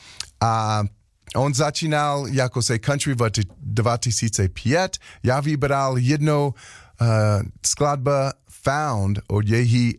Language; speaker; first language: Czech; non-native, learner; English